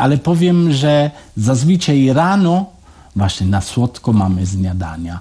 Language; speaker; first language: Polish; non-native, learner; Italian